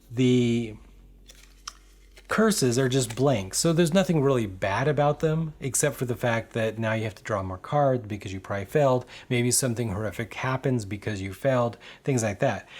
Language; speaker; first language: English; native; English